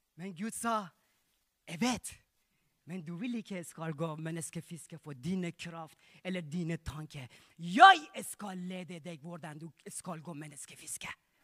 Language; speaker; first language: Norwegian; non-native, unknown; Persian